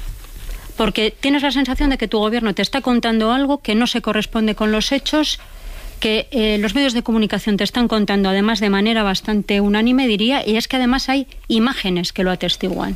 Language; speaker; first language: Spanish; native; Spanish